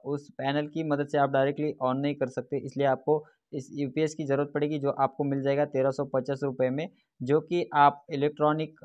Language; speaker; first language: Hindi; non-native, local second language; Marathi